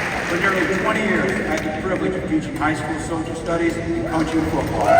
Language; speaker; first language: English; native; English